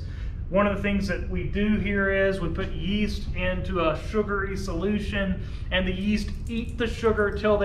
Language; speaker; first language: English; native; English